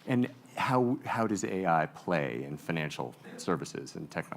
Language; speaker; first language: English; native; English